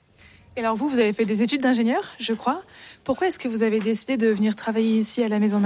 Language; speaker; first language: French; native; French